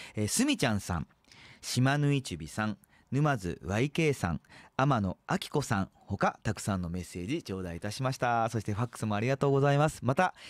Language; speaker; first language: Japanese; native; Japanese